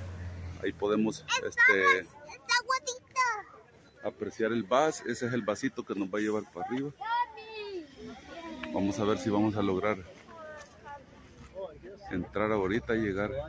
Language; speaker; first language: Spanish; native; Spanish